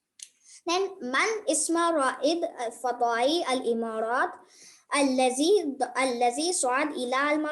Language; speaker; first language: Arabic; non-native, learner; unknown